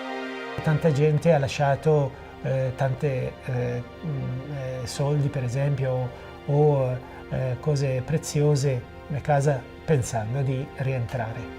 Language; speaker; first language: Italian; non-native, fluent; Assyrian Neo-Aramaic